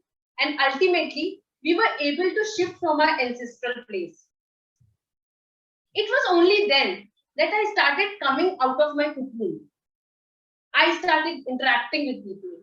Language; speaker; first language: English; non-native, local second language; Hindi